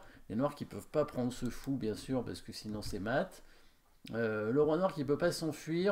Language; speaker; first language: French; native; French